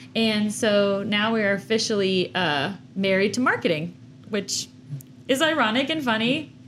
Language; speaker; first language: English; native; English